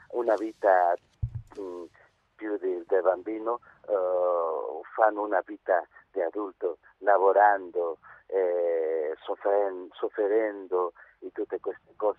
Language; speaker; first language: Italian; non-native, fluent; Spanish